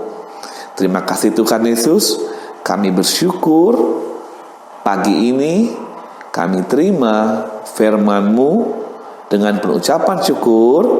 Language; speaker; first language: Indonesian; native; Indonesian